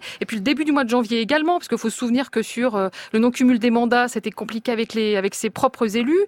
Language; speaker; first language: French; native; French